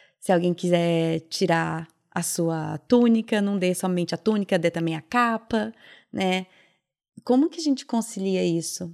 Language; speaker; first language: Portuguese; native; Portuguese